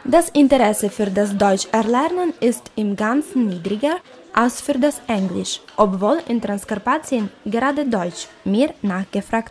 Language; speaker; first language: German; non-native, fluent; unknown